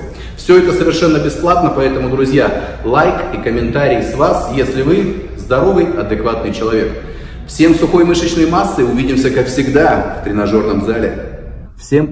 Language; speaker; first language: Russian; native; Russian